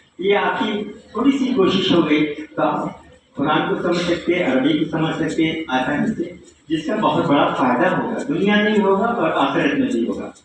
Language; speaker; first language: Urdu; native; Urdu